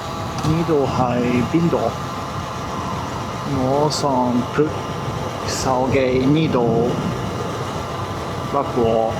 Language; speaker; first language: Chinese; non-native, learner; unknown